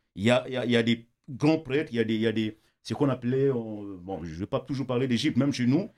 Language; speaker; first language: French; non-native, local second language; Kongo